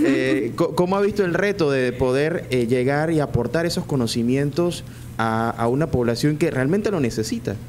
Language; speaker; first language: Spanish; native; Spanish